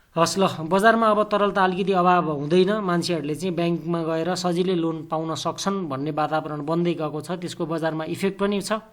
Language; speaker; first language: Nepali; native; Nepali